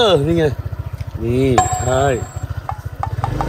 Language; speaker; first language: Thai; native; Thai